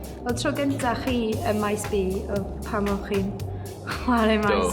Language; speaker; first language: Welsh; non-native, local second language; English